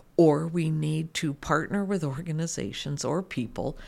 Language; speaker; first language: English; native; English